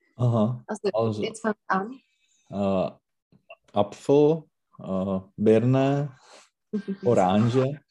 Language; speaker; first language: German; non-native, learner; Czech